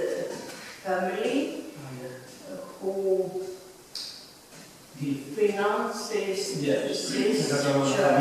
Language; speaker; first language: English; non-native, learner; Latvian